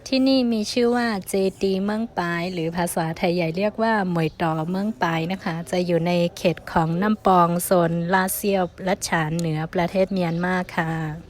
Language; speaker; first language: Thai; non-native, local second language; Shan